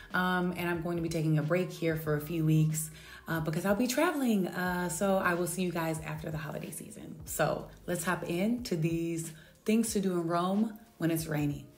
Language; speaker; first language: English; native; English